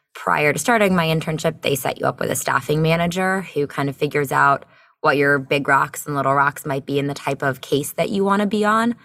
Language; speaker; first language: English; native; English